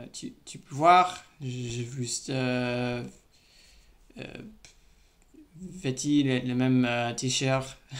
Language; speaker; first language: French; non-native, learner; English